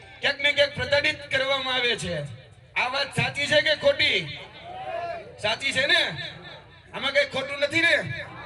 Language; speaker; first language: Gujarati; native; Gujarati